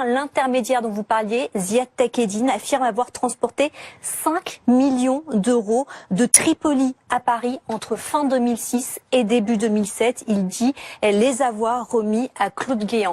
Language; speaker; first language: French; native; French